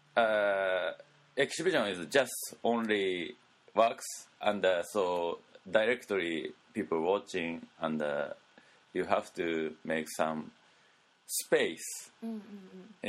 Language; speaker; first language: English; non-native, learner; Japanese